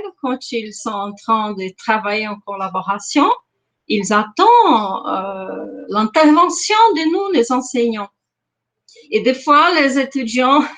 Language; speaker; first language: French; non-native, fluent; Portuguese